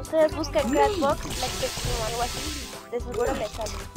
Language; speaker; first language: Spanish; native; Spanish